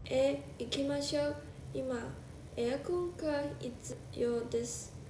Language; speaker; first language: Japanese; non-native, learner; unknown